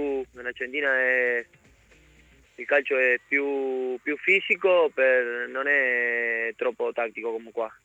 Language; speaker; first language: Italian; non-native, learner; Spanish